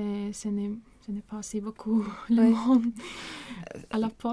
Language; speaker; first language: French; non-native, learner; Swedish